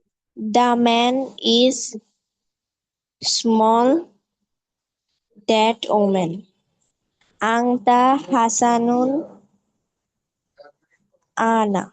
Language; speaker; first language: English; non-native, learner; Bangla